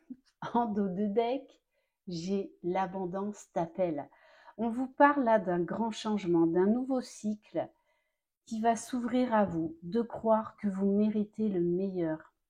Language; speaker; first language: French; native; French